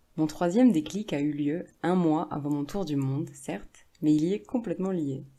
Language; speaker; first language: French; native; French